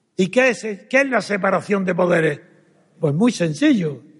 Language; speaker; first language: Spanish; native; Spanish